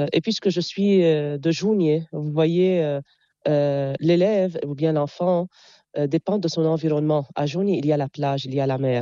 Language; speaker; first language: French; non-native, local second language; Arabic